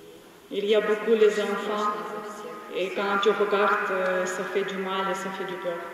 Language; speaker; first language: French; non-native, learner; Ukrainian